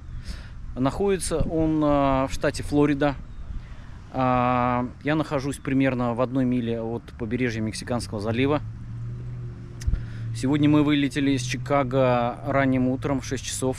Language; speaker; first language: Russian; native; Russian